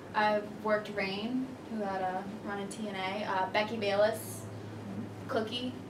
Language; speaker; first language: English; native; English